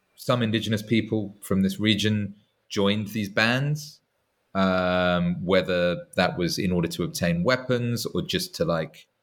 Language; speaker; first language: English; native; English